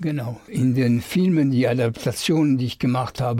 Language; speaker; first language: German; non-native, fluent; French